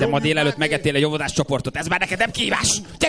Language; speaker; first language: Hungarian; native; Hungarian